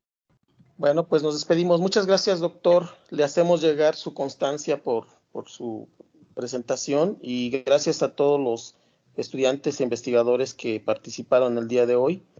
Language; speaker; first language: Spanish; native; Spanish